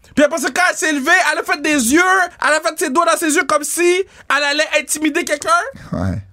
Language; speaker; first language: French; native; French